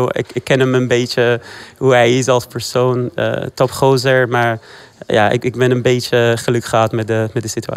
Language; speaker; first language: Dutch; non-native, fluent; Persian